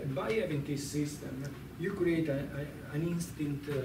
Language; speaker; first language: English; non-native, fluent; Italian